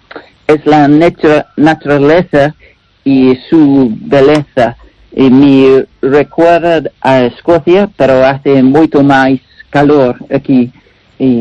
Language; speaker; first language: Spanish; non-native, learner; English